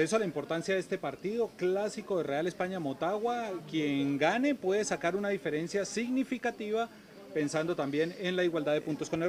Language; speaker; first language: Spanish; native; Spanish